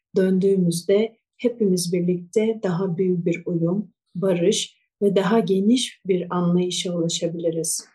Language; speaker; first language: Turkish; non-native, fluent; Russian